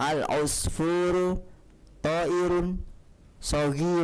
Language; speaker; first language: Arabic; non-native, learner; Indonesian